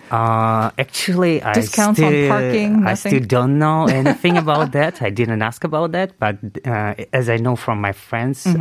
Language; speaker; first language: English; non-native, learner; Uzbek